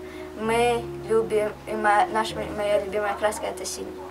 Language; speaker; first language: Russian; early bilingual, heritage; Russian